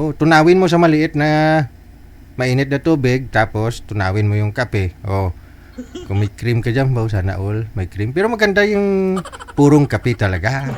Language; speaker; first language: Filipino; native; Filipino